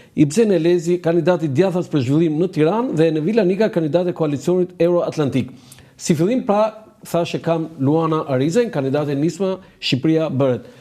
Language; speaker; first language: Albanian; native; Albanian